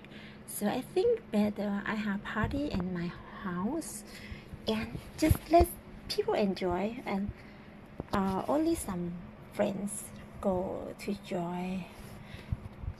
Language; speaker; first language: English; non-native, learner; Thai